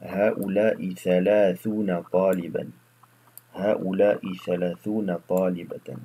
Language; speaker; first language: Arabic; non-native, fluent; French